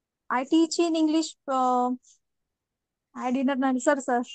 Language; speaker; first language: English; non-native, learner; Marathi